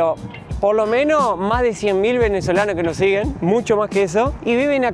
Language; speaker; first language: Spanish; native; Spanish